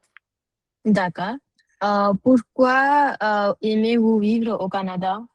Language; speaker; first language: French; non-native, fluent; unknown